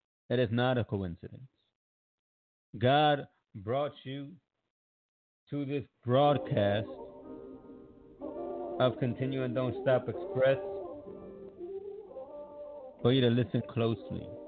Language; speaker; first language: English; early bilingual, other home language; Spanish